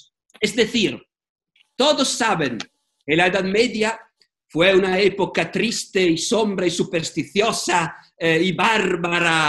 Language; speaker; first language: Spanish; non-native, fluent; Italian